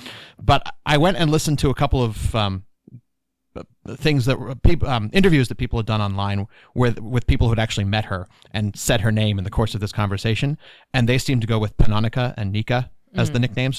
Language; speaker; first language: English; native; English